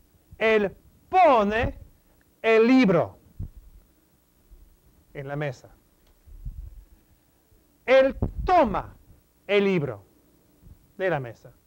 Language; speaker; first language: Spanish; non-native, fluent; English